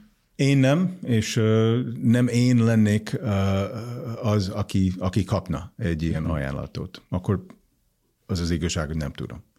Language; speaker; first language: Hungarian; non-native, fluent; English